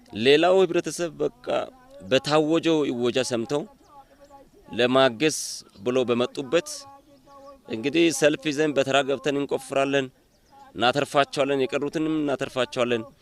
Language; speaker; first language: Amharic; non-native, local second language; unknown